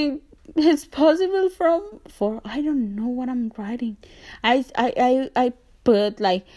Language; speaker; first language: English; non-native, learner; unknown